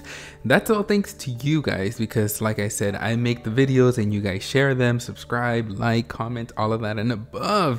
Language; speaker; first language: English; native; English